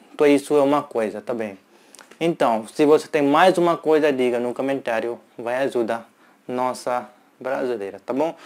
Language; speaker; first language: Portuguese; non-native, learner; Hindi